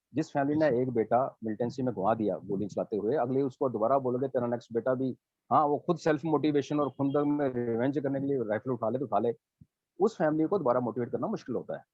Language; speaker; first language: Hindi; non-native, local second language; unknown